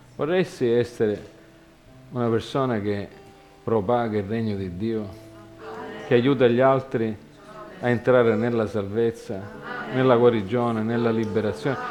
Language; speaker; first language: Italian; non-native, fluent; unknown